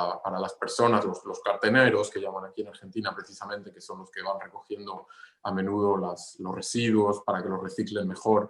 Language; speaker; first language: Spanish; non-native, fluent; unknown